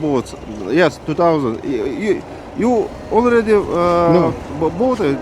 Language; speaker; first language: English; non-native, learner; Russian